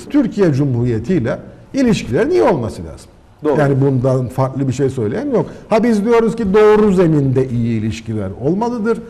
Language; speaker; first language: Turkish; native; Turkish